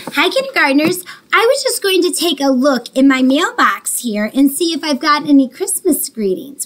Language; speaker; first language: English; native; English